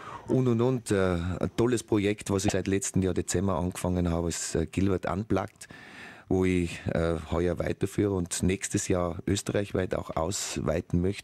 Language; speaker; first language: German; native; German